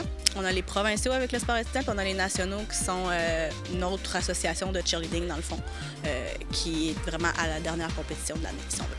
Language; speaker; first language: French; native; French